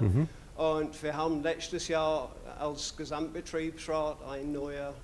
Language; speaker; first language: German; non-native, fluent; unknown